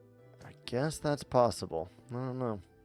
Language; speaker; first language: English; native; English